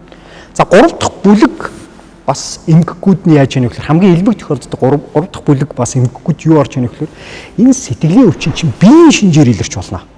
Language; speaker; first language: Mongolian; native; Mongolian